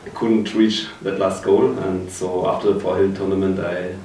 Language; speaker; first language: English; non-native, fluent; German